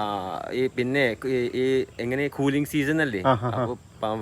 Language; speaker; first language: Malayalam; non-native, learner; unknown